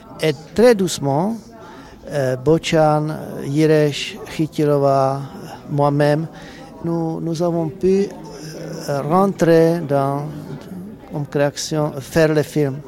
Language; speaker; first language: French; non-native, learner; Czech